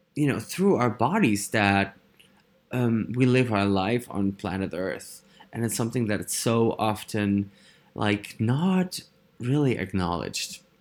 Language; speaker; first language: English; non-native, fluent; Dutch